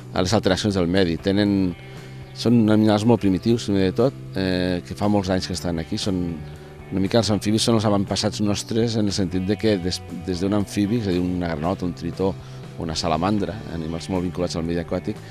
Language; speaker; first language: Catalan; native; Catalan